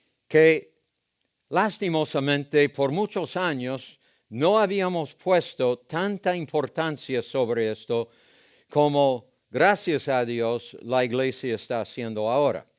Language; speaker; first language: Spanish; non-native, fluent; English